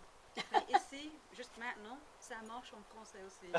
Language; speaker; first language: French; non-native, learner; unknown